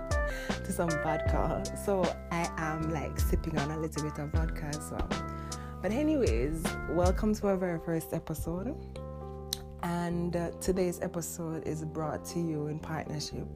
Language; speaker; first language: English; non-native, local second language; Jamaican Creole English